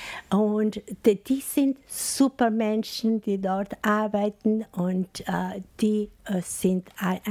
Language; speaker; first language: German; non-native, fluent; Albanian